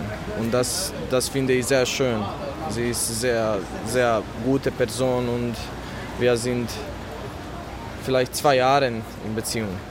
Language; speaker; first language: German; non-native, learner; Bosnian